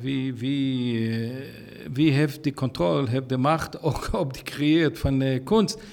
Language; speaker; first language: Dutch; non-native, fluent; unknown